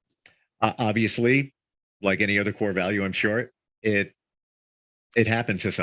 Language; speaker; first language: English; native; English